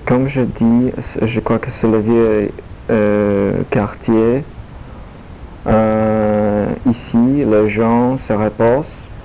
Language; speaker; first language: French; non-native, learner; Polish